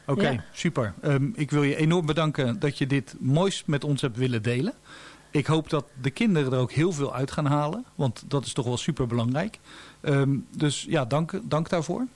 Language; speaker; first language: Dutch; native; Dutch